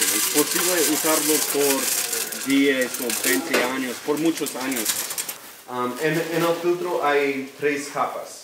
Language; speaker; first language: Spanish; non-native, learner; English